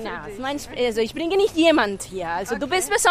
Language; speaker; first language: German; non-native, fluent; Spanish